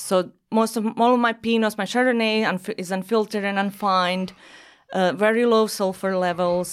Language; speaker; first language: English; non-native, fluent; Bosnian